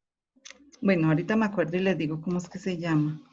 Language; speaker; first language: Spanish; native; Spanish